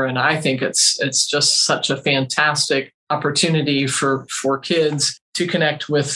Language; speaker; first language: English; native; English